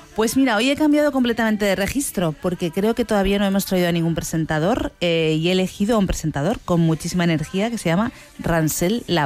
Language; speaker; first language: Spanish; native; Spanish